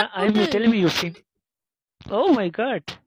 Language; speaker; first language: English; non-native, learner; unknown